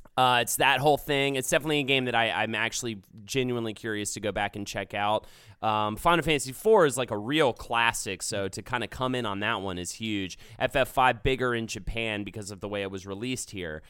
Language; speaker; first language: English; native; English